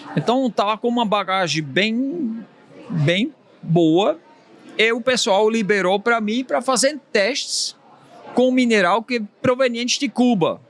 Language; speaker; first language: Portuguese; non-native, fluent; Swiss German